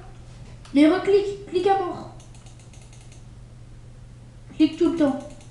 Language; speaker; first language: French; native; French